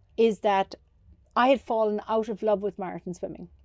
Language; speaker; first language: English; native; English